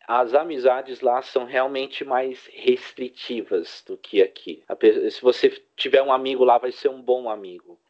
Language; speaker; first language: Portuguese; early bilingual, heritage; Portuguese